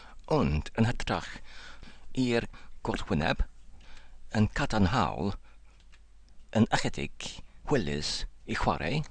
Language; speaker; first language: Welsh; non-native, learner; English